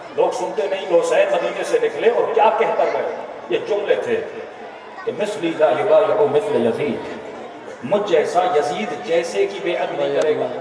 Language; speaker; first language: Urdu; non-native, local second language; Sindhi